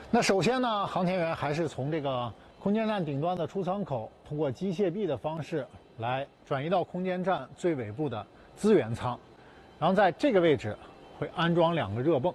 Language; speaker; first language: Chinese; native; Chinese